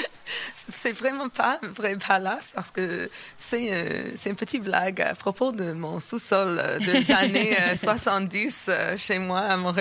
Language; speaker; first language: French; non-native, fluent; English